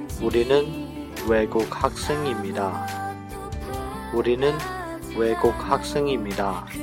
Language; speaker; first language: Korean; non-native, fluent; Chinese